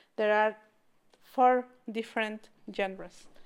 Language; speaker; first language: English; non-native, learner; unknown